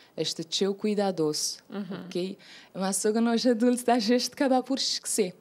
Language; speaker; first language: Portuguese; non-native, local second language; Kabuverdianu